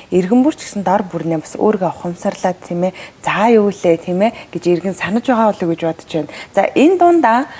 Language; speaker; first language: Mongolian; native; Mongolian